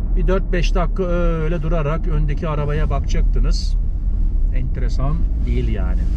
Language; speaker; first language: Turkish; early bilingual, heritage; Turkish